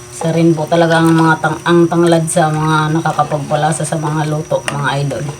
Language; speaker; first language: Filipino; non-native, local second language; Bikol